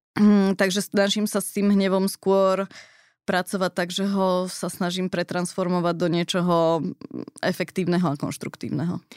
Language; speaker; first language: Slovak; early bilingual, heritage; Slovak